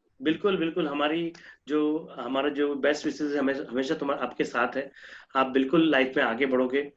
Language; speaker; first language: Hindi; non-native, local second language; Marathi